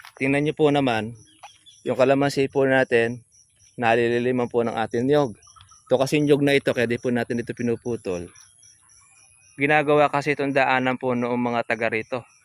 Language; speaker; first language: Filipino; native; Filipino